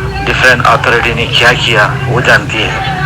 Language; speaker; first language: Hindi; non-native, fluent; Rohingya